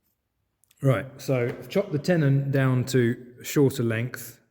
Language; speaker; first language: English; native; English